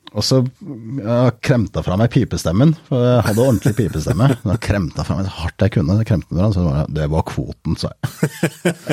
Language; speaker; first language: Norwegian; early bilingual, heritage; Norwegian